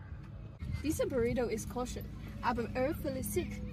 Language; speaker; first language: German; non-native, learner; English